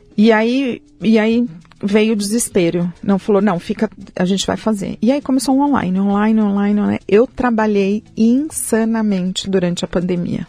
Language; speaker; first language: Portuguese; early bilingual, other home language; Spanish